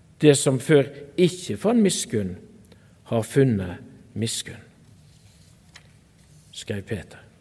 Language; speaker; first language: Norwegian; native; Norwegian